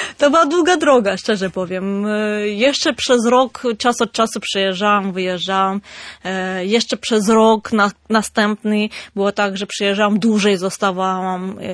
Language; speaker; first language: Polish; non-native, fluent; Armenian